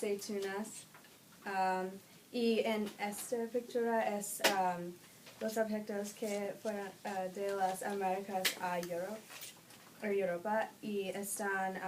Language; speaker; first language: Spanish; non-native, learner; English